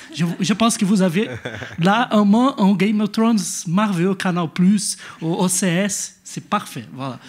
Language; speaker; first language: French; non-native, fluent; Portuguese